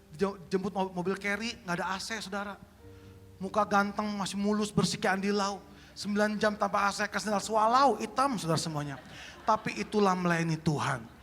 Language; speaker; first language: Indonesian; native; Indonesian